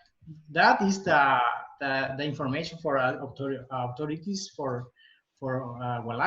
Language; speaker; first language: English; non-native, learner; Spanish